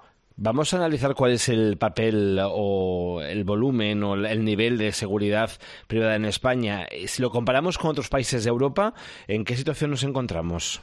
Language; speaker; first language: Spanish; native; Spanish